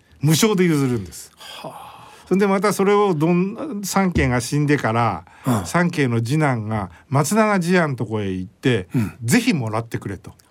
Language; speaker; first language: Japanese; native; Japanese